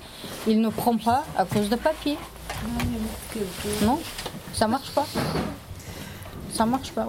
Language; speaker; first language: French; non-native, learner; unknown